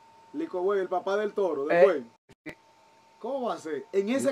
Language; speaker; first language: Spanish; native; Spanish